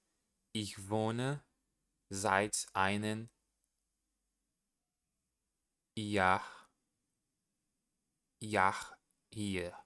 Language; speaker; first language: German; non-native, learner; Portuguese